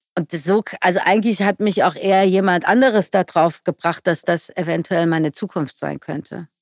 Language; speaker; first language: German; early bilingual, other home language; Persian